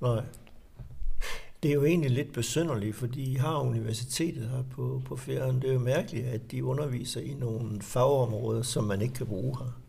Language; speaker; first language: Danish; native; Danish